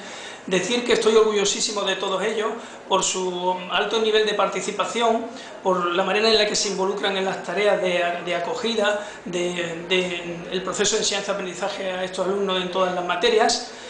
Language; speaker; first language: Spanish; native; Spanish